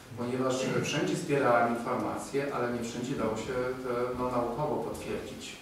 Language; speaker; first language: Polish; native; Polish